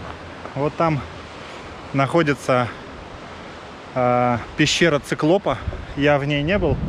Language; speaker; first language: Russian; native; Russian